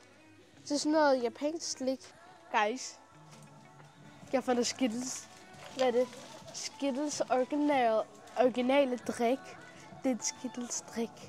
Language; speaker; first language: Danish; early bilingual, other home language; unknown